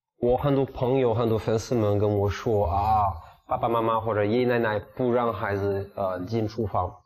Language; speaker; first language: Chinese; non-native, fluent; French